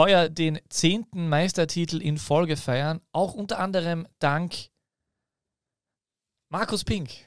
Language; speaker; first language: German; native; German